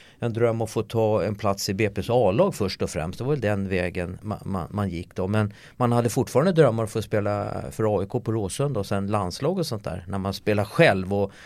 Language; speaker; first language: Swedish; native; Swedish